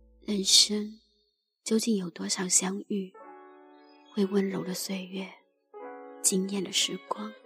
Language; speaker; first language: Chinese; native; Chinese